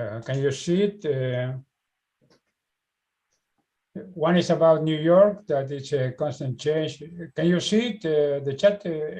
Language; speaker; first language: English; non-native, learner; Spanish